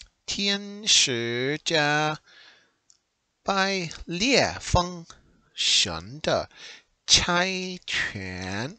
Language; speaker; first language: Chinese; non-native, learner; English